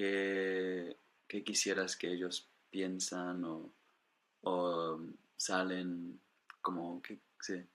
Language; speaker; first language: Spanish; non-native, fluent; English